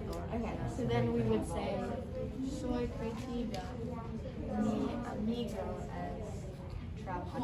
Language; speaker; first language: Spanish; non-native, learner; English